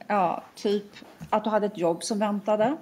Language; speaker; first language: Swedish; native; Swedish